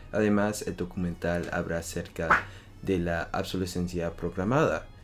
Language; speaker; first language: Spanish; non-native, learner; French